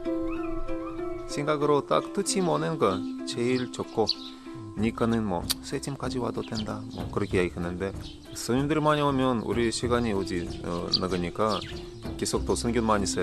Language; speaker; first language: Korean; non-native, fluent; Russian